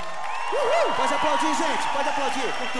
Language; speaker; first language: Portuguese; native; Portuguese